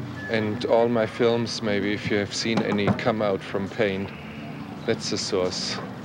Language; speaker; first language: English; non-native, fluent; German